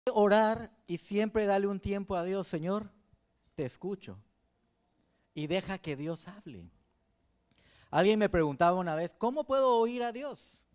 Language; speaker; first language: Spanish; native; Spanish